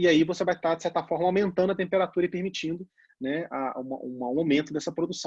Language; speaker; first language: Portuguese; native; Portuguese